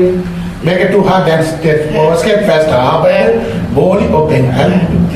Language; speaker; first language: Danish; non-native, fluent; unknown